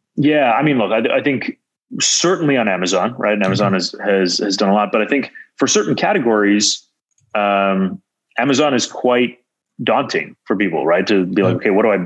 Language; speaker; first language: English; native; English